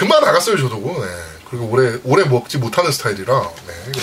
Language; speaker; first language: Korean; native; Korean